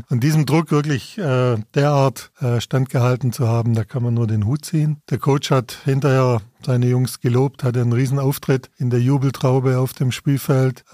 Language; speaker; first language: German; native; German